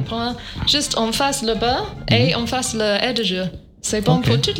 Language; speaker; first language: French; non-native, learner; English